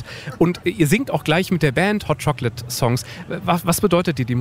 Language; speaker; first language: German; native; German